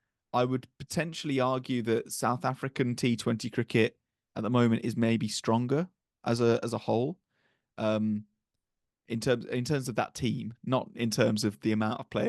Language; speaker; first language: English; native; English